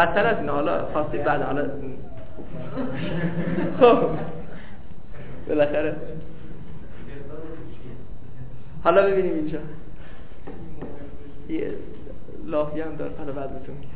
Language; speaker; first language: Persian; native; Persian